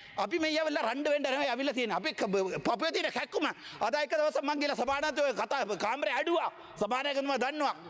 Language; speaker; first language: Sinhala; non-native, local second language; Tamil